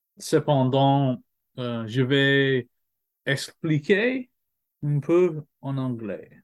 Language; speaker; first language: French; non-native, learner; English